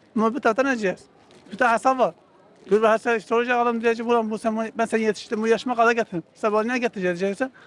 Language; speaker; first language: Turkish; non-native, local second language; Kurdish